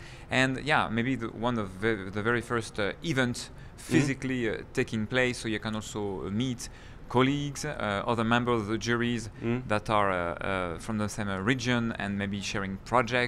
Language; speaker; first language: English; non-native, fluent; French